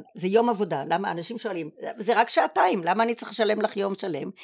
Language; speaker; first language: Hebrew; native; Hebrew